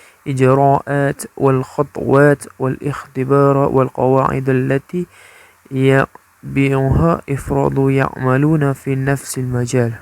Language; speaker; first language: Arabic; non-native, learner; Malay